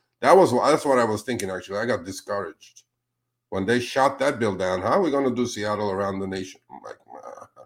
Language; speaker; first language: English; non-native, fluent; Spanish